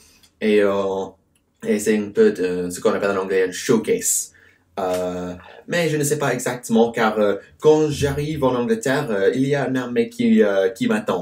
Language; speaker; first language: French; non-native, fluent; English